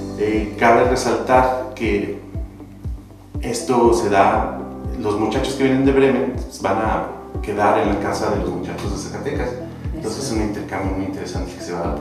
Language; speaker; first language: Spanish; native; Spanish